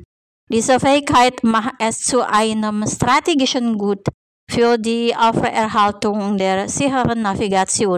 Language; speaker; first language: German; non-native, fluent; Indonesian